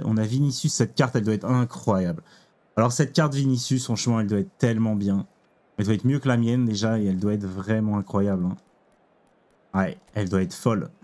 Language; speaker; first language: French; native; French